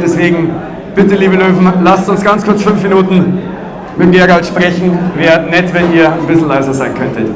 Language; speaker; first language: German; native; German